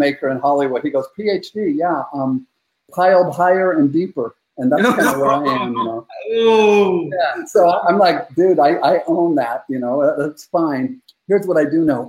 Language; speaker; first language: English; native; English